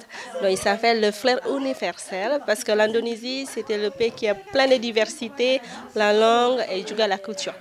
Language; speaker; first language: French; non-native, learner; Indonesian